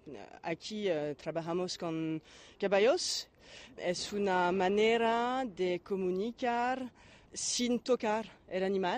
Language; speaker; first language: Spanish; non-native, learner; French